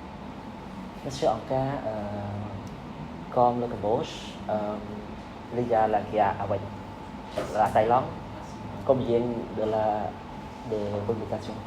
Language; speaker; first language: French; non-native, learner; Khmer